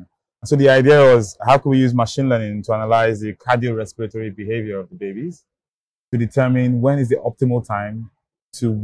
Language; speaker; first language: English; non-native, local second language; Igbo